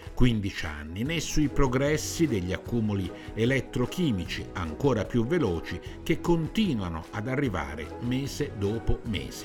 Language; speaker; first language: Italian; native; Italian